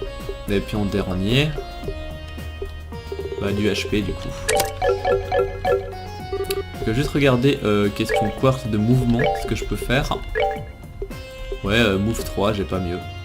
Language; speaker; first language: French; native; French